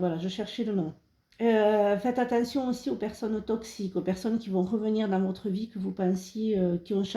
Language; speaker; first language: French; native; French